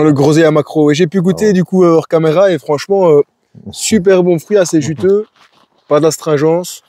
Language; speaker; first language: French; native; French